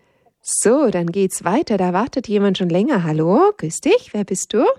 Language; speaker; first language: German; native; German